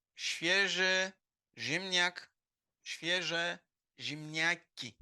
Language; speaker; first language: Polish; non-native, fluent; Turkish